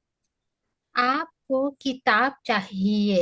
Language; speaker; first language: Hindi; non-native, learner; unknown